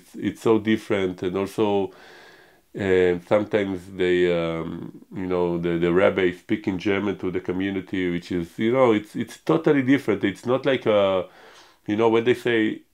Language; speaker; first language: English; non-native, fluent; Hebrew